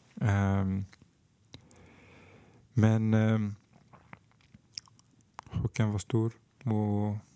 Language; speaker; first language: Swedish; non-native, fluent; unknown